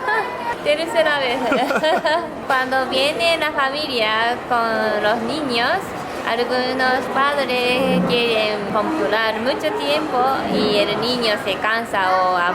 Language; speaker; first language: Spanish; non-native, fluent; Japanese